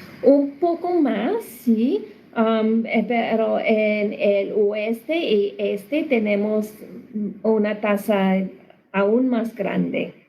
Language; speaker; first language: Spanish; non-native, learner; English